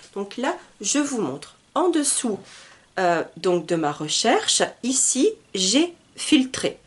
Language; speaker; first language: French; native; French